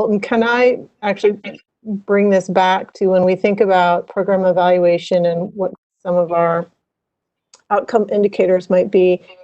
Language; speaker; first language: English; native; English